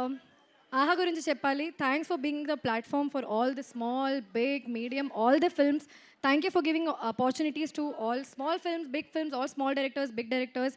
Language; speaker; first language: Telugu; non-native, fluent; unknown